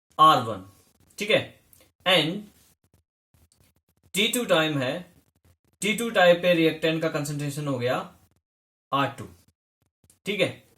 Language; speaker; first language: Hindi; native; Hindi